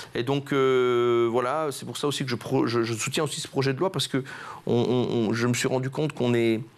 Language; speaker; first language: French; native; French